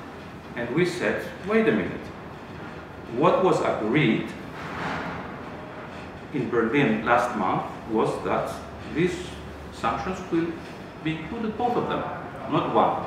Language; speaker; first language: English; non-native, fluent; Greek